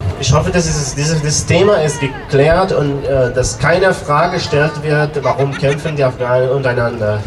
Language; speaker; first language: German; non-native, fluent; Persian